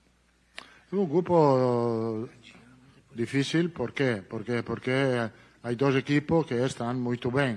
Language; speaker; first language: Portuguese; non-native, fluent; Italian